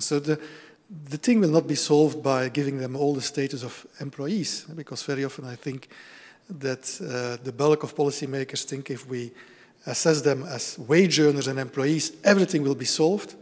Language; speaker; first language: English; non-native, fluent; Dutch